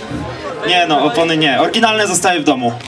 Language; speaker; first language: Polish; native; Polish